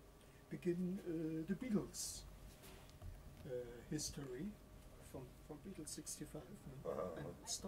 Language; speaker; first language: English; non-native, learner; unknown